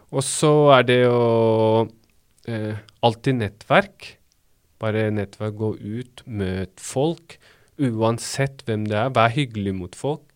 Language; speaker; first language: Norwegian; early bilingual, other home language; Baluchi